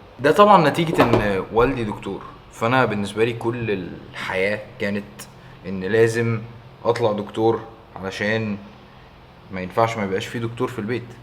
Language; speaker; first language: Egyptian Arabic; early bilingual, heritage; Arabic